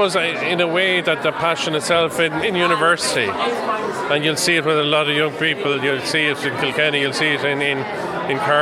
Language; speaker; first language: English; native; English